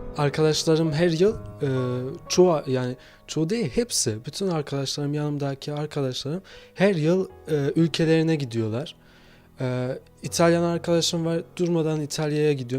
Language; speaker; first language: Turkish; early bilingual, other home language; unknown